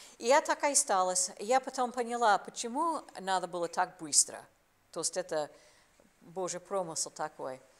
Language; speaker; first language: Russian; non-native, fluent; English